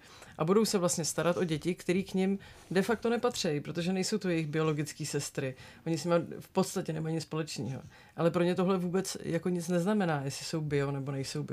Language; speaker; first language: Czech; native; Czech